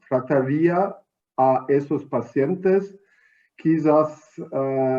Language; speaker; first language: Spanish; non-native, fluent; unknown